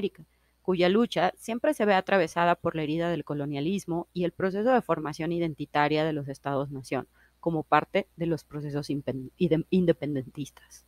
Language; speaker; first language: Spanish; native; Spanish